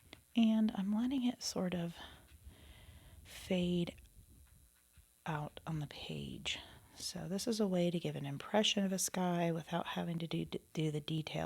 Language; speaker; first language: English; native; English